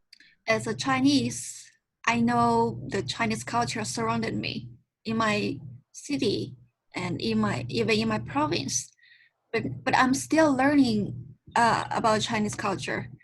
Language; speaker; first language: English; non-native, learner; Chinese